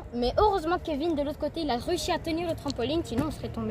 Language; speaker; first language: French; native; French